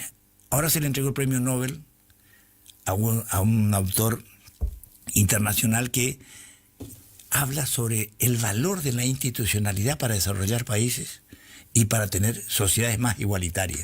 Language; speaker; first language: Spanish; native; Spanish